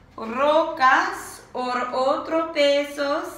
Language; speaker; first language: Spanish; non-native, learner; English